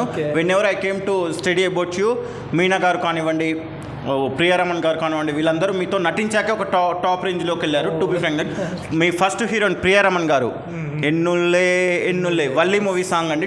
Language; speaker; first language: Telugu; native; Telugu